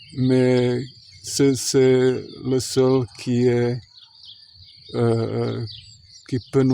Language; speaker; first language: French; non-native, fluent; Croatian